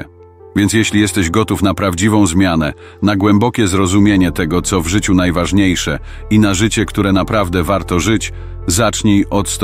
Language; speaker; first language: Polish; native; Polish